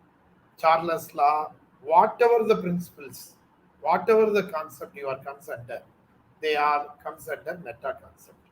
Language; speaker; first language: English; non-native, local second language; Tamil